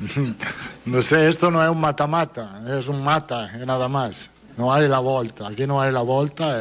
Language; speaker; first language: Portuguese; non-native, fluent; Italian